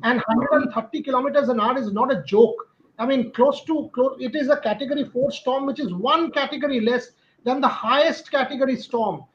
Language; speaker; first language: English; non-native, local second language; Bangla